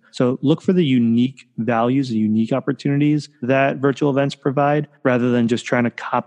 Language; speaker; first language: English; native; English